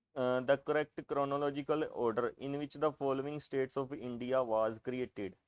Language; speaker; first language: English; non-native, local second language; Punjabi